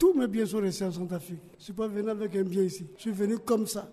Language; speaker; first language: French; non-native, local second language; Soninke